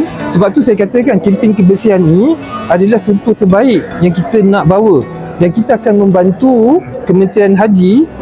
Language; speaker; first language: Malay; native; Malay